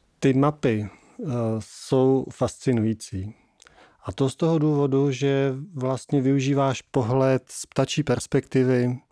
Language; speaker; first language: Czech; native; Czech